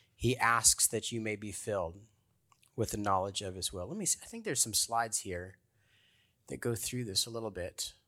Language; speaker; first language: English; native; English